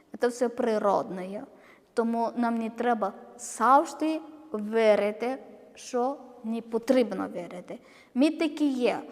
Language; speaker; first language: Ukrainian; non-native, learner; Malayalam